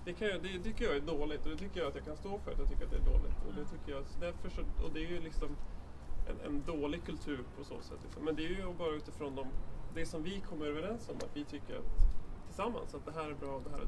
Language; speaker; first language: Swedish; native; Swedish